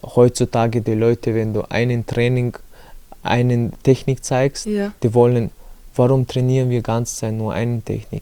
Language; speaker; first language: German; non-native, learner; Chechen